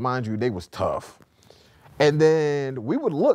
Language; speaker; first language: English; native; English